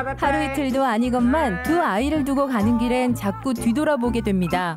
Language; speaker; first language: Korean; native; Korean